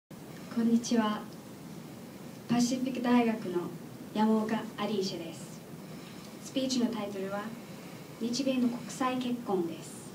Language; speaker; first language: Japanese; non-native, learner; English